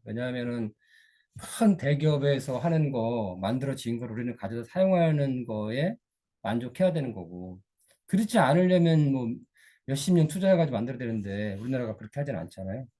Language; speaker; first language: Korean; native; Korean